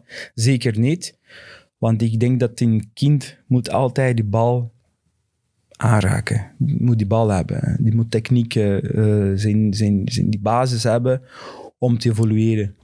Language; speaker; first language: Dutch; non-native, fluent; Portuguese